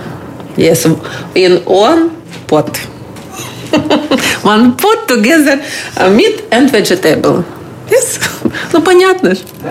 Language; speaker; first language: English; non-native, fluent; Ukrainian